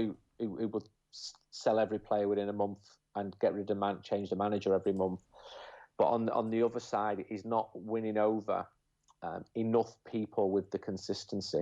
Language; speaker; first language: English; native; English